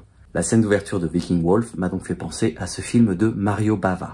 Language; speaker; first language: French; native; French